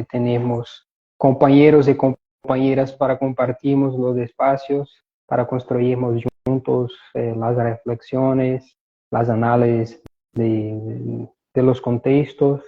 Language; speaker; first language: Spanish; non-native, fluent; Portuguese